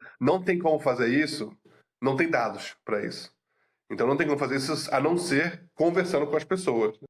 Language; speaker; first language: Portuguese; native; Portuguese